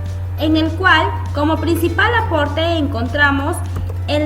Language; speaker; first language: Spanish; native; Spanish